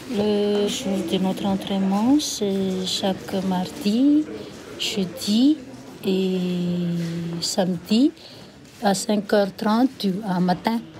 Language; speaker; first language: French; non-native, local second language; Malagasy